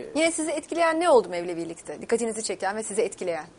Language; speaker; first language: Turkish; native; Turkish